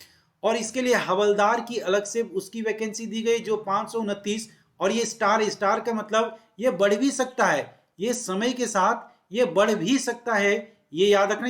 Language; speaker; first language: Hindi; native; Hindi